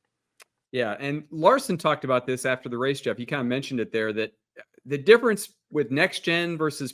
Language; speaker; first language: English; native; English